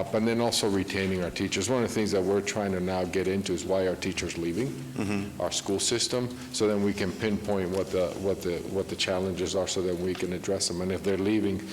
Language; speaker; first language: English; early bilingual, other home language; Spanish